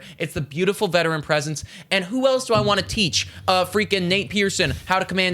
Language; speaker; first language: English; native; English